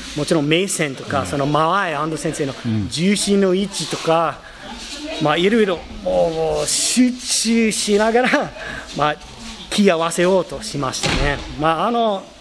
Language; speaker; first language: Japanese; non-native, fluent; English